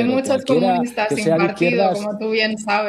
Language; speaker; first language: Spanish; native; Spanish